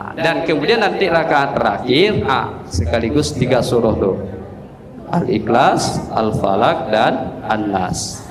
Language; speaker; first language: Malay; non-native, local second language; Minangkabau